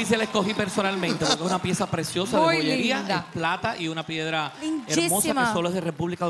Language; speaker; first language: Spanish; native; Spanish